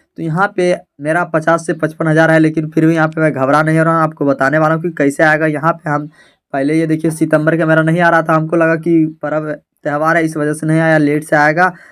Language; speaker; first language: Hindi; native; Hindi